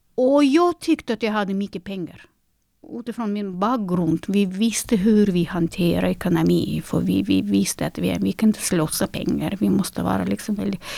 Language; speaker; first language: Swedish; non-native, fluent; Russian